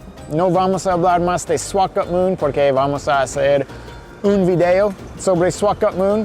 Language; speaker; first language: Spanish; non-native, fluent; English